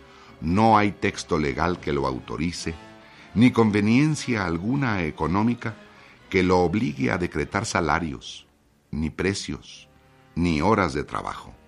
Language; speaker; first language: Spanish; native; Spanish